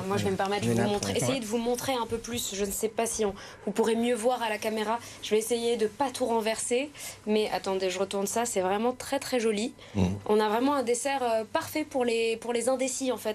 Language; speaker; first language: French; native; French